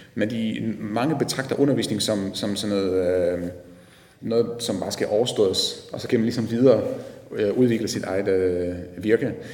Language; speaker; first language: Danish; non-native, fluent; Polish